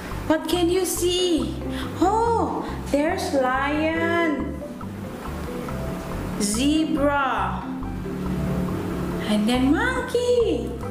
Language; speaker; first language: English; non-native, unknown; Indonesian